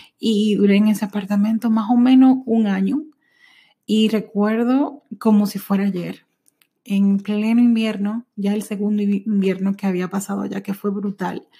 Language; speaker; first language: Spanish; early bilingual, heritage; Spanish